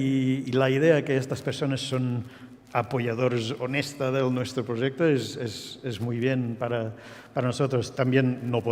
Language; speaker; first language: Spanish; non-native, fluent; English